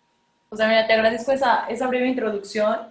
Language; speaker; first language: Spanish; native; Spanish